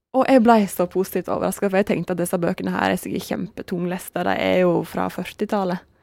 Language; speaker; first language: Norwegian; native; Norwegian